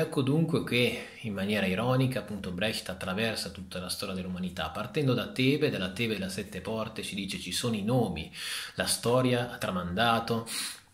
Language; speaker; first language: Italian; native; Italian